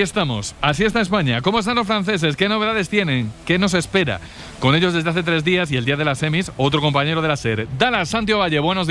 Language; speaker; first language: Spanish; native; Spanish